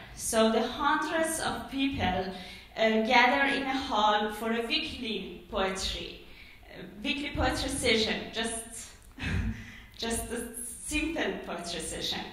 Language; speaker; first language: English; non-native, fluent; Persian